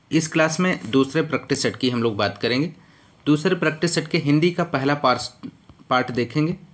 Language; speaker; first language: Hindi; native; Hindi